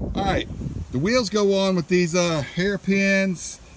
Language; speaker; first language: English; native; English